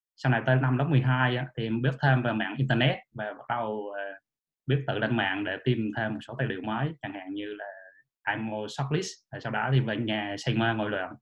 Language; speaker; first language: Vietnamese; native; Vietnamese